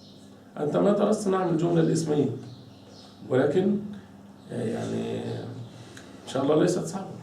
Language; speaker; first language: Arabic; non-native, fluent; Chechen